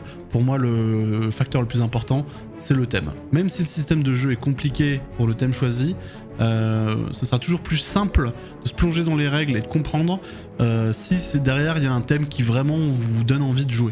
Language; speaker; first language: French; native; French